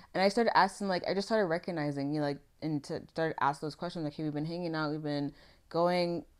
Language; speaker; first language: English; native; English